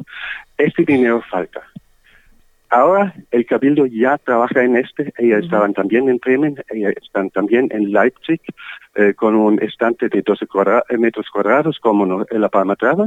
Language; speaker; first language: Spanish; non-native, learner; German